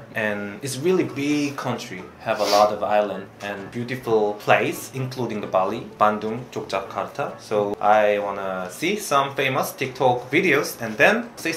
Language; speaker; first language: English; non-native, fluent; Korean